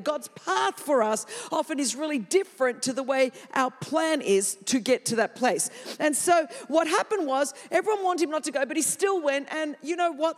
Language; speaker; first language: English; non-native, fluent; Greek